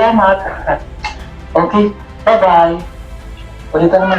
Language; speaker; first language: Filipino; non-native, local second language; Cebuano